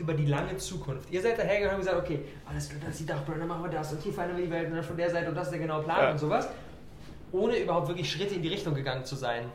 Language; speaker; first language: German; native; German